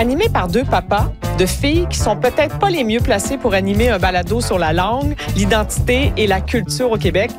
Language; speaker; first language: French; native; French